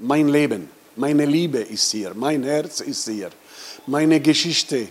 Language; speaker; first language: German; non-native, fluent; Arabic